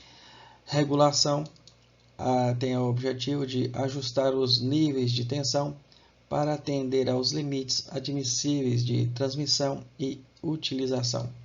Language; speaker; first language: Portuguese; native; Portuguese